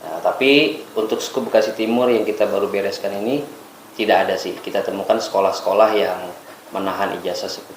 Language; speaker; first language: Indonesian; native; Indonesian